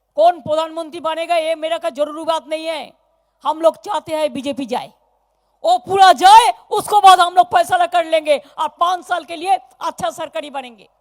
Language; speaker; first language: Hindi; non-native, local second language; Bangla